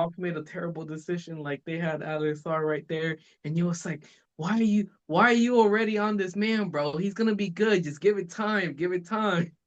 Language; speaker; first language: English; native; English